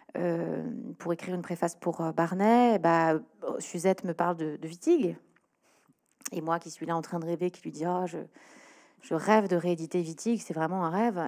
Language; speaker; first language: French; native; French